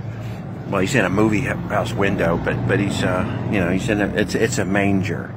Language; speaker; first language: English; native; English